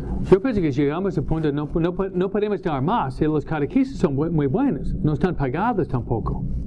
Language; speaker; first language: Spanish; non-native, fluent; English